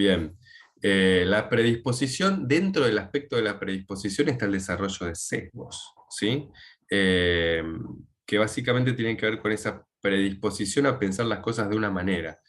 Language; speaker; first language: Spanish; native; Spanish